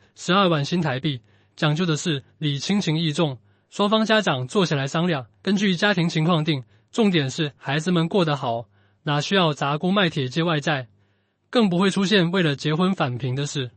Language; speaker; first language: Chinese; native; Chinese